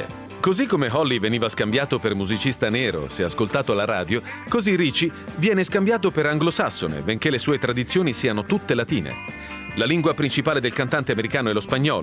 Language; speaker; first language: Italian; native; Italian